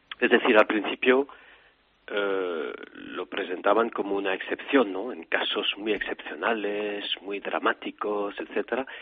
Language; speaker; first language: Spanish; non-native, fluent; French